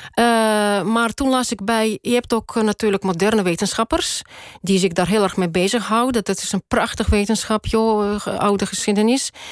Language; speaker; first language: Dutch; non-native, fluent; Russian